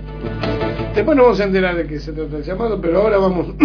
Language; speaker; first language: Spanish; native; Spanish